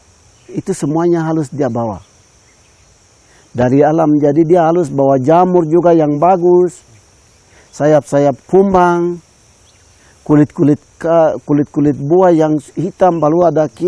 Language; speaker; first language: Indonesian; non-native, local second language; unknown